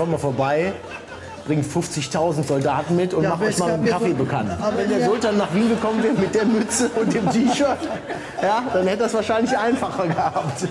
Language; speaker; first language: German; native; German